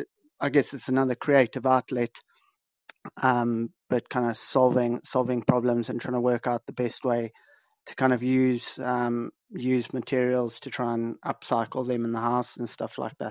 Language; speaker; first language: English; native; English